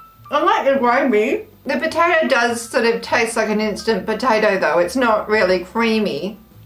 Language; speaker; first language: English; native; English